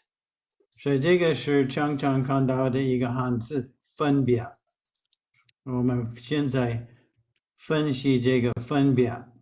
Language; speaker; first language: Chinese; non-native, fluent; English